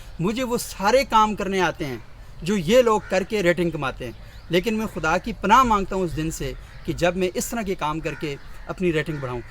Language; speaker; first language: Urdu; non-native, local second language; Northern Hindko